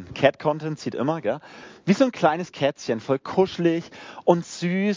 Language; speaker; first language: German; native; German